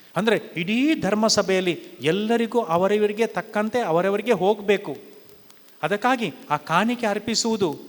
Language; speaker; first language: Kannada; non-native, local second language; Konkani